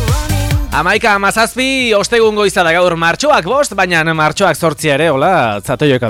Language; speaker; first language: Basque; native; Basque